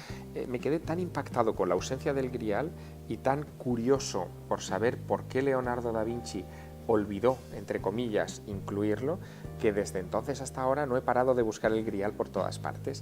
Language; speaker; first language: Spanish; native; Spanish